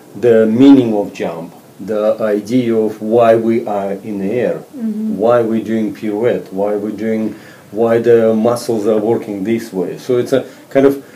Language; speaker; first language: English; non-native, fluent; Russian